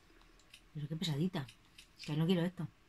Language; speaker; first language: Spanish; native; Spanish